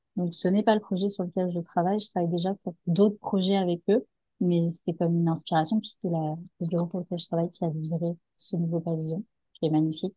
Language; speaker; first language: French; native; French